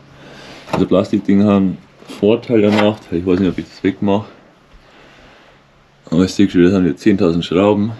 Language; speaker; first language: German; native; German